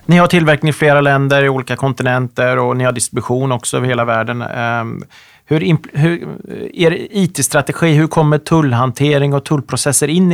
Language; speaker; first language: Swedish; native; Swedish